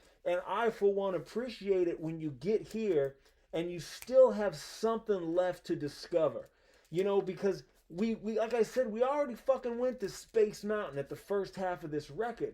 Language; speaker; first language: English; native; English